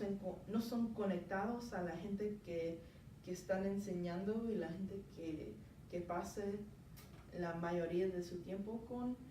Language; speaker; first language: Spanish; non-native, learner; English